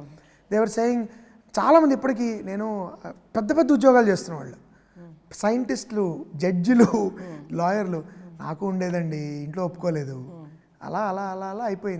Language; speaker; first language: Telugu; native; Telugu